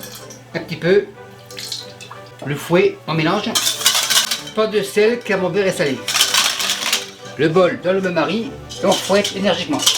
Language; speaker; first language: French; native; French